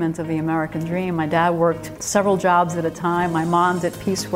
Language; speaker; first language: English; early bilingual, other home language; Spanish